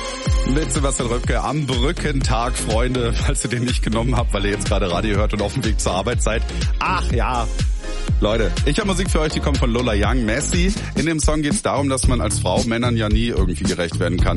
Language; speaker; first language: German; native; German